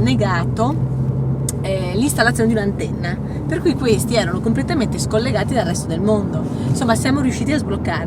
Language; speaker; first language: Italian; native; Italian